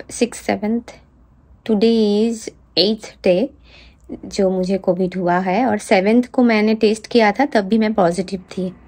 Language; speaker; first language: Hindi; non-native, local second language; Bangla